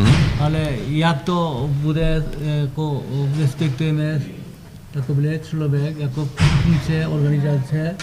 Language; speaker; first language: Czech; non-native, learner; Korean